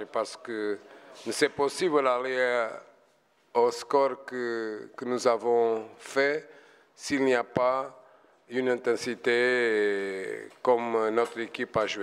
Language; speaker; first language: French; non-native, fluent; Portuguese